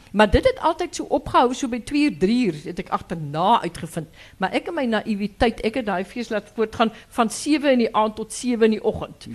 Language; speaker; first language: Afrikaans; native; Afrikaans